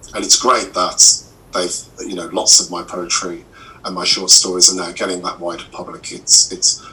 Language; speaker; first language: English; native; English